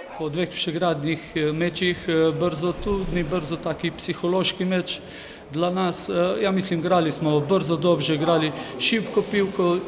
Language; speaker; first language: Polish; non-native, learner; Slovenian